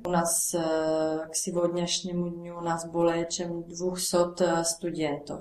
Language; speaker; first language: Russian; non-native, learner; Czech